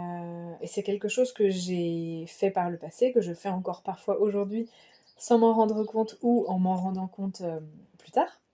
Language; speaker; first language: French; native; French